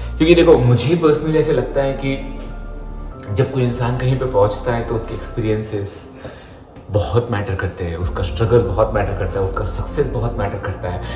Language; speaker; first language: Hindi; native; Hindi